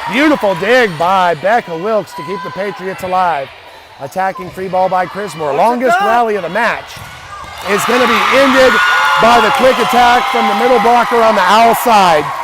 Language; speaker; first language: English; native; English